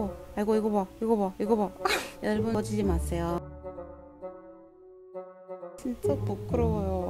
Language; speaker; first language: Korean; non-native, learner; English